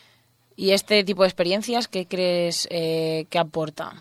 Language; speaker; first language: Spanish; native; Spanish